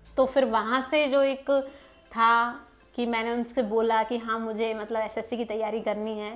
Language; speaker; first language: Hindi; native; Hindi